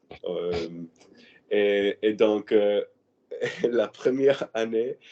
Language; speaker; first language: French; non-native, learner; Spanish